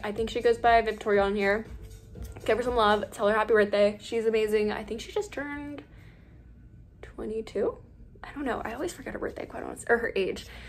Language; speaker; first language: English; early bilingual, other home language; Spanish